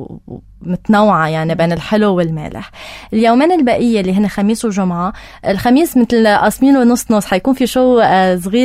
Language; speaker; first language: Arabic; native; Arabic